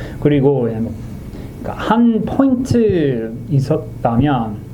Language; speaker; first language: Korean; non-native, learner; English